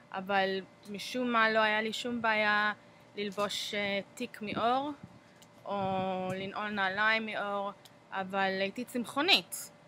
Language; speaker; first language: Hebrew; early bilingual, heritage; Hebrew